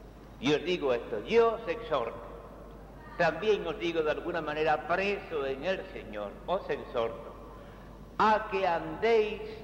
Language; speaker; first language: Spanish; native; Spanish